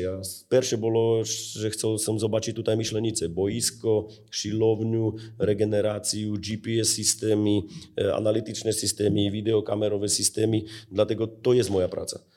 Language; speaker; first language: Polish; non-native, learner; Slovak